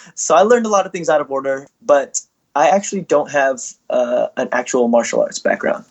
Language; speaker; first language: English; early bilingual, other home language; Indonesian